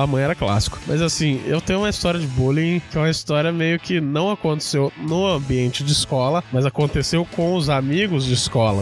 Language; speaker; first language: Portuguese; native; Portuguese